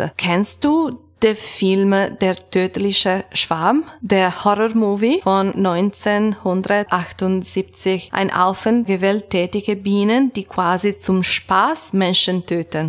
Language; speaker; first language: German; non-native, learner; Italian